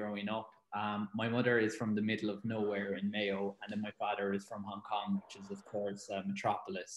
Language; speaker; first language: English; native; English